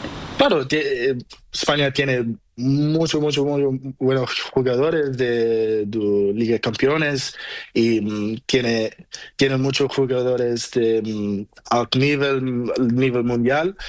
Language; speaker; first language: Spanish; non-native, learner; Portuguese